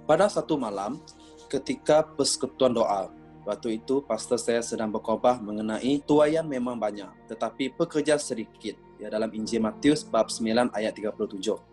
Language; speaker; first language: Malay; non-native, local second language; Iban